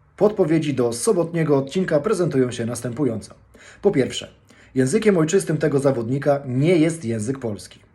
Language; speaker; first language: Polish; native; Polish